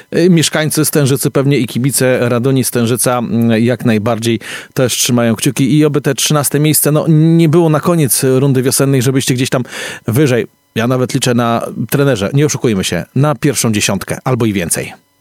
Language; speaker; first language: Polish; native; Polish